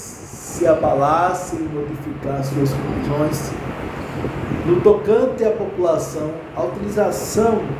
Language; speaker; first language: Portuguese; native; Portuguese